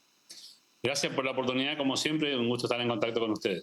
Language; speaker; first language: Spanish; native; Spanish